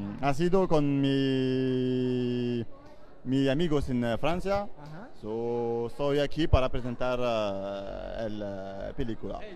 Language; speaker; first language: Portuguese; non-native, learner; French